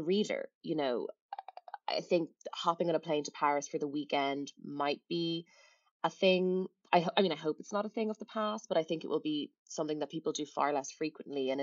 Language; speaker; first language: English; native; English